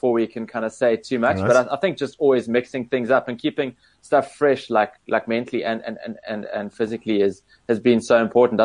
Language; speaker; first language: English; native; English